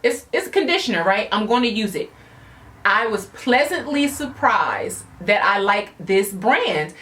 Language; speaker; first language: English; native; English